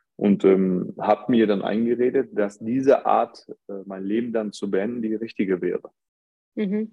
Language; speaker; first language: German; early bilingual, other home language; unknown